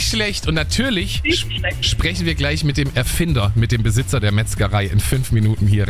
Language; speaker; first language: German; native; German